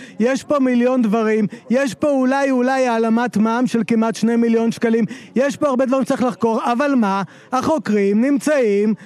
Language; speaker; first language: Hebrew; native; Hebrew